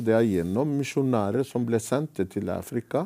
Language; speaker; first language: Norwegian; non-native, fluent; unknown